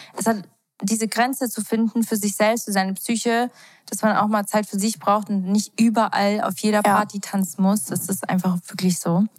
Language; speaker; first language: German; early bilingual, other home language; Albanian